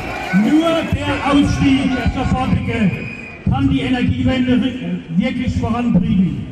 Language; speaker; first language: German; native; German